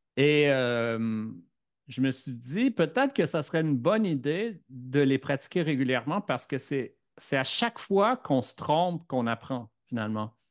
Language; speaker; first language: French; native; French